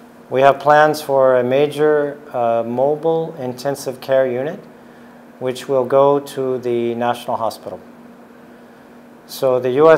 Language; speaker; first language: English; native; English